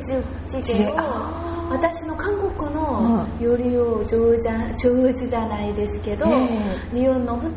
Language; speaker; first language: Japanese; non-native, learner; Korean